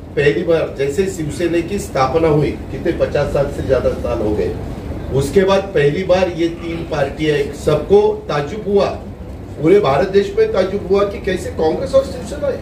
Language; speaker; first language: Hindi; non-native, local second language; Marathi